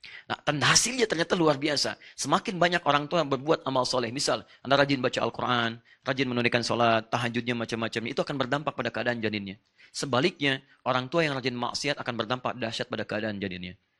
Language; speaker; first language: Indonesian; non-native, fluent; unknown